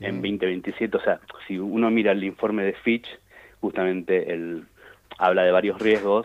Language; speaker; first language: Spanish; native; Spanish